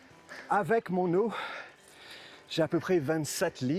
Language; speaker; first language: French; non-native, fluent; English